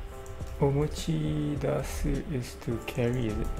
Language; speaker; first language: Japanese; non-native, learner; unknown